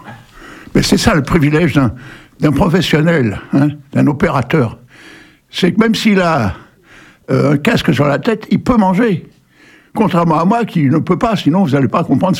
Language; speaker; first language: French; native; French